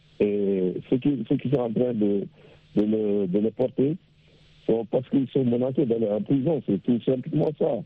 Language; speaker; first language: French; non-native, local second language; Wolof